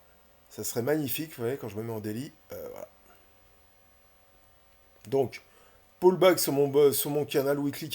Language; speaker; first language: French; native; French